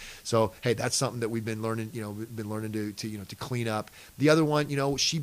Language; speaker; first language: English; native; English